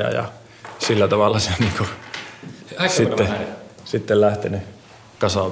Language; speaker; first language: Finnish; native; Finnish